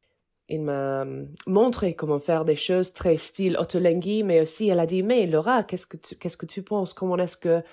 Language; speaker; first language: French; non-native, fluent; English